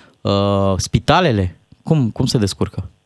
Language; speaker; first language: Romanian; native; Romanian